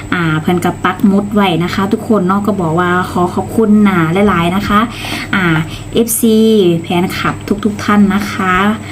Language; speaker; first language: Thai; native; Thai